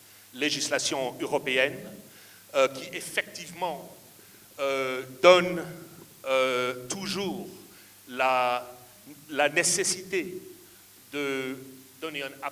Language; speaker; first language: French; non-native, fluent; English